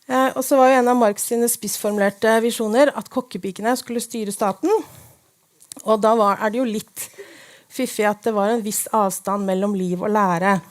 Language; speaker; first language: Norwegian; native; Norwegian